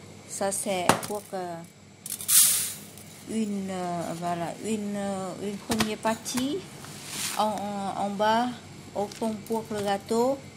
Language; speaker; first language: French; non-native, learner; Vietnamese